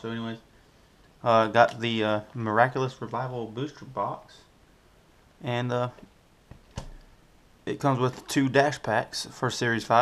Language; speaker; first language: English; native; English